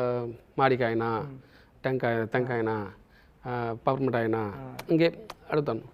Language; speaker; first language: Telugu; non-native, learner; Tamil